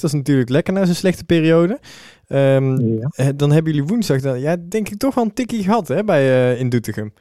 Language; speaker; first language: Dutch; native; Dutch